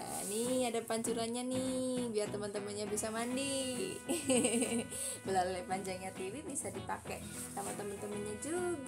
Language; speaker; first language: Indonesian; native; Indonesian